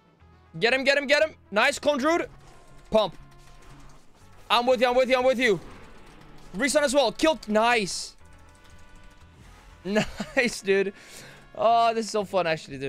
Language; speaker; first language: English; non-native, fluent; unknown